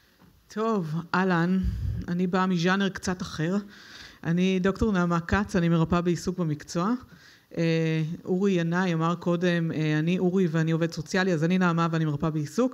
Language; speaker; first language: Hebrew; native; Hebrew